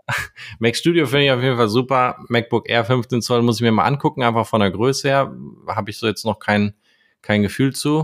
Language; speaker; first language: German; native; German